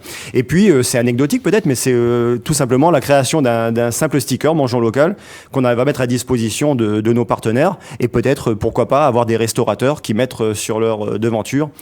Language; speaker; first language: French; native; French